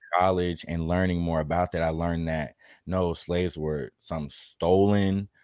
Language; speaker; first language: English; native; English